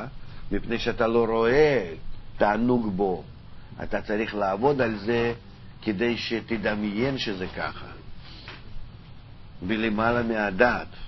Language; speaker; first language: Hebrew; non-native, fluent; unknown